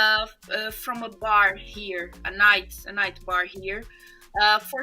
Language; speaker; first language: English; non-native, fluent; Portuguese